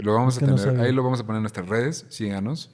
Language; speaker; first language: Spanish; native; Spanish